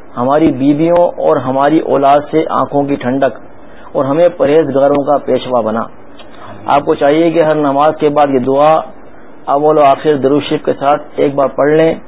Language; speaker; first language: Urdu; native; Urdu